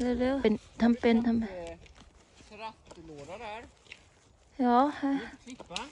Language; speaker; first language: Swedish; non-native, learner; Thai